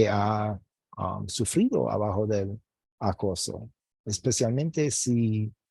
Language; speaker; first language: Spanish; non-native, fluent; English